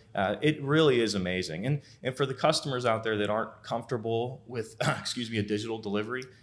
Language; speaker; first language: English; native; English